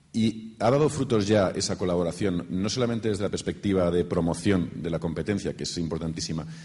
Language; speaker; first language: Spanish; native; Spanish